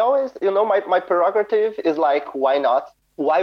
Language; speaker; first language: English; non-native, fluent; Portuguese